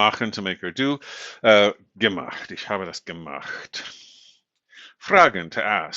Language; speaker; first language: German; non-native, fluent; English